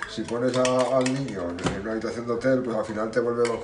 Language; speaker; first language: Spanish; native; Spanish